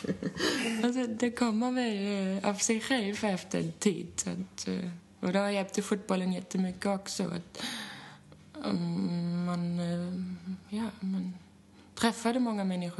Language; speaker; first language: Swedish; non-native, fluent; German